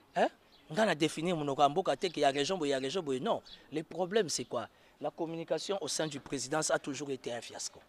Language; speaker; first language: French; non-native, local second language; Lingala